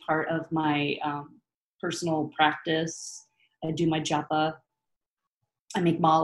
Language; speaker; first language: English; native; English